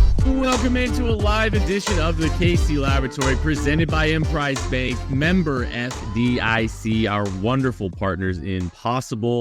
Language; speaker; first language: English; native; English